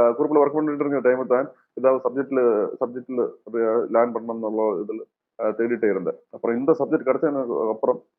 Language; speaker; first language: Tamil; non-native, learner; Malayalam